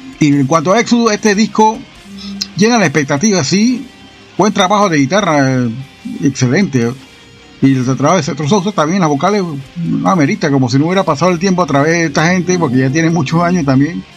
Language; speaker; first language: Spanish; native; Spanish